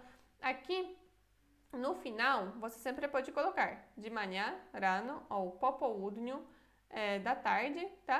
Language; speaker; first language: Portuguese; non-native, fluent; Polish